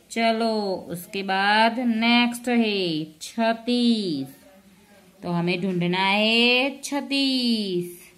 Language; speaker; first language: Hindi; non-native, local second language; Gujarati